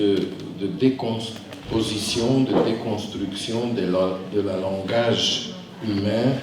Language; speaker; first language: French; non-native, fluent; Hungarian